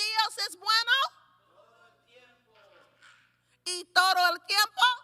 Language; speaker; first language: Spanish; non-native, learner; English